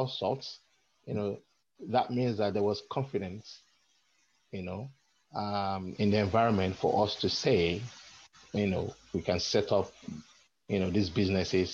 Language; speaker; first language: English; non-native, local second language; Yoruba